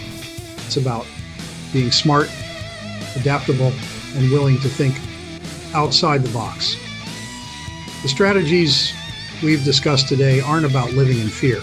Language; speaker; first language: English; native; English